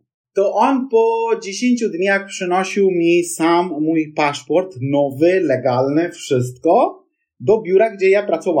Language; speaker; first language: Polish; non-native, fluent; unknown